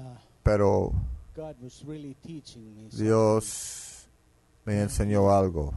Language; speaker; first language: Spanish; non-native, fluent; Finnish